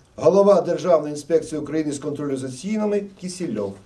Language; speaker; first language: Ukrainian; non-native, local second language; Russian